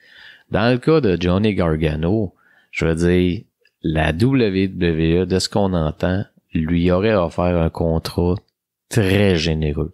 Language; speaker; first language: French; native; French